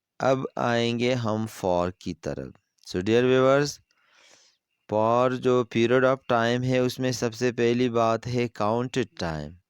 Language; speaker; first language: Urdu; non-native, local second language; Pashto